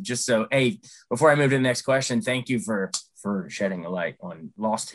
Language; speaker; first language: English; native; English